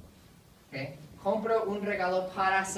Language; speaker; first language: Spanish; non-native, fluent; English